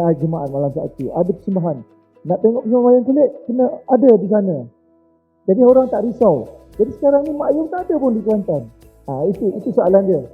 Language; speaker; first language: Malay; native; Malay